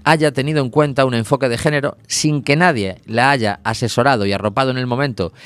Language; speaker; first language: Spanish; non-native, local second language; Galician